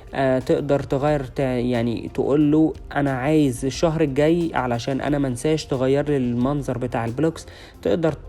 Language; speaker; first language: Arabic; native; Arabic